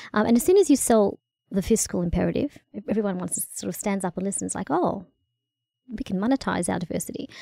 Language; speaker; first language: English; early bilingual, other home language; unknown